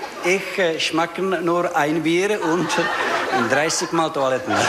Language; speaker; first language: German; non-native, fluent; Czech